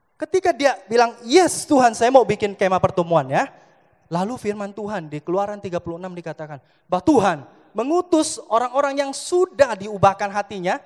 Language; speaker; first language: Indonesian; native; Indonesian